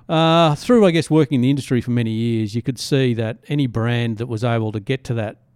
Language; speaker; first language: English; native; English